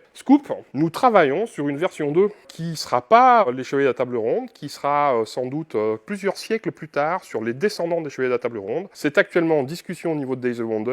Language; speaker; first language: French; native; French